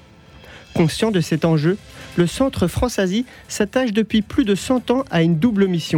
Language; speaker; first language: French; native; French